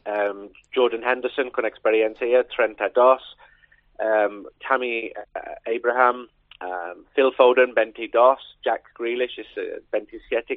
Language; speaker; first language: Spanish; non-native, learner; English